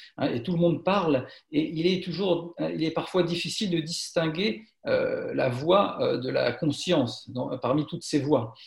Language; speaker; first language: French; native; French